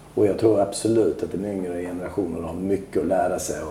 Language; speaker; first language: Swedish; early bilingual, other home language; Albanian